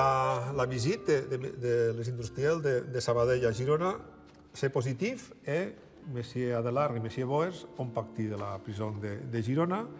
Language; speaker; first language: French; non-native, learner; Spanish